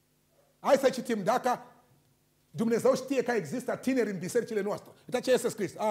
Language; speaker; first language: Romanian; non-native, learner; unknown